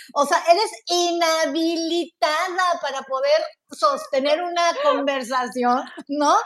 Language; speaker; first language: Spanish; native; Spanish